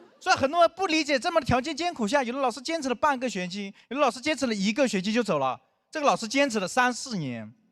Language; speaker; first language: Chinese; non-native, local second language; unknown